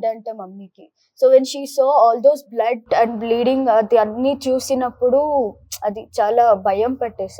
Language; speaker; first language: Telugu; non-native, local second language; Kannada